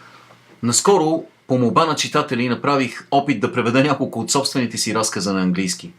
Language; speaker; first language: Bulgarian; native; Bulgarian